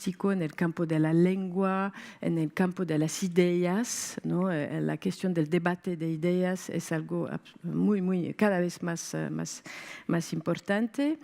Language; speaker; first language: Spanish; non-native, fluent; French